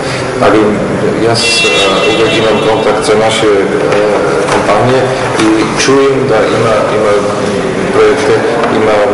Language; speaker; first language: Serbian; non-native, learner; German